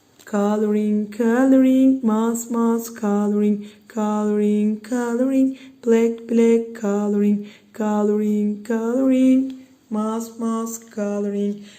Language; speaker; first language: English; non-native, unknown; Turkish